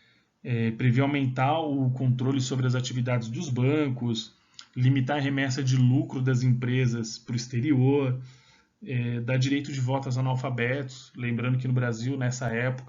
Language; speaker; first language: Portuguese; native; Portuguese